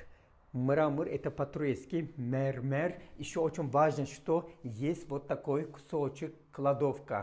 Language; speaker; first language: Russian; non-native, learner; Turkish